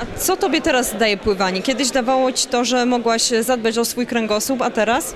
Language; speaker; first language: Polish; native; Polish